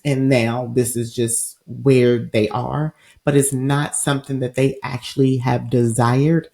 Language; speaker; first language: English; native; English